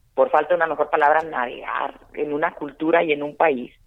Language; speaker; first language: Spanish; native; Spanish